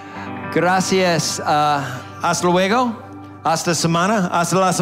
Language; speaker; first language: Spanish; non-native, learner; English